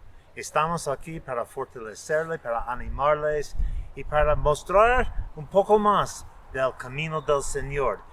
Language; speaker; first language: Spanish; non-native, fluent; English